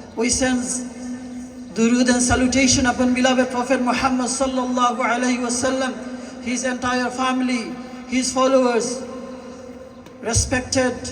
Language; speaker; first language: English; non-native, local second language; Bangla